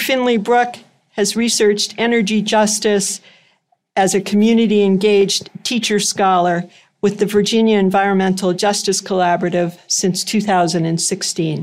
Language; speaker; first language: English; native; English